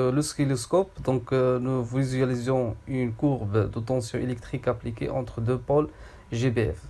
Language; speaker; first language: French; non-native, local second language; Arabic